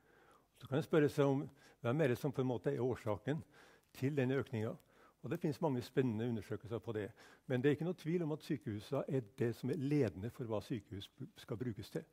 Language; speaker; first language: Norwegian; native; Norwegian